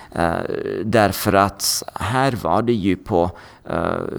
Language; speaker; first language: Swedish; non-native, fluent; Norwegian